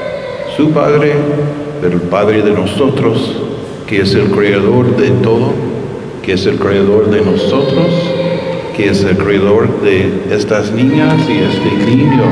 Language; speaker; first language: Spanish; non-native, fluent; English